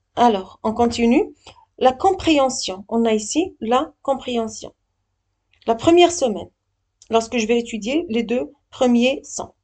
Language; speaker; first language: French; non-native, local second language; Arabic